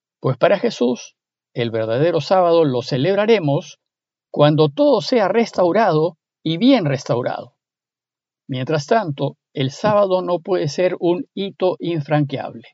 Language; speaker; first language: Spanish; native; Spanish